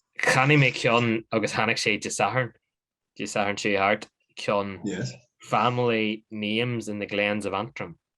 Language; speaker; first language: Irish; native; Irish